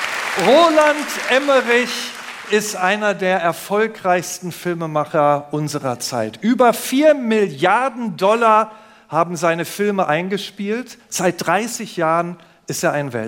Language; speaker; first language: German; native; German